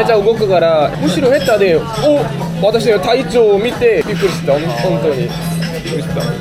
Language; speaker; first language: Japanese; non-native, learner; Korean